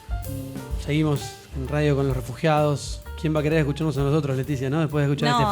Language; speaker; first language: Spanish; native; Spanish